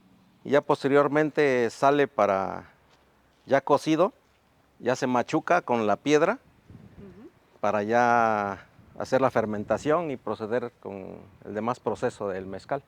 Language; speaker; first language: Spanish; native; Spanish